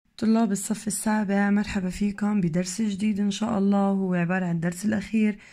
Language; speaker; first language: Arabic; native; Arabic